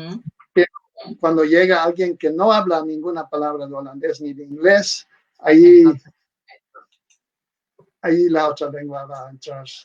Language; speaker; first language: Spanish; non-native, fluent; Dutch